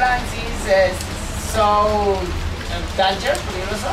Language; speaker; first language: English; non-native, learner; Spanish